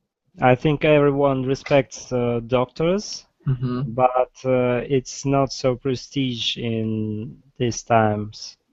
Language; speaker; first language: English; non-native, fluent; Russian